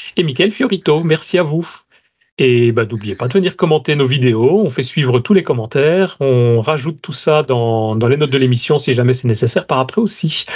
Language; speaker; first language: French; native; French